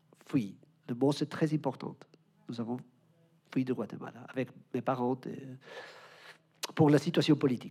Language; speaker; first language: French; non-native, learner; Spanish